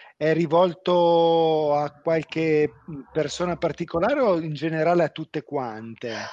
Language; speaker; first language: Italian; native; Italian